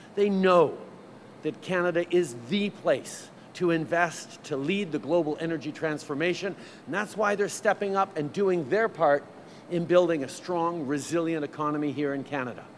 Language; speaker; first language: English; early bilingual, other home language; French